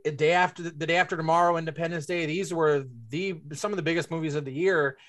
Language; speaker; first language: English; native; English